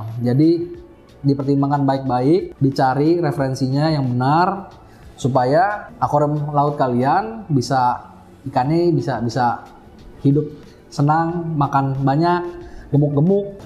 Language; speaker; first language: Indonesian; native; Indonesian